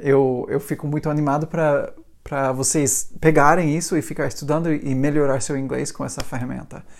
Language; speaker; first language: Portuguese; non-native, fluent; English